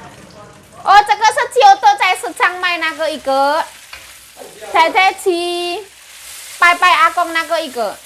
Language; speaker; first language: Chinese; non-native, learner; Indonesian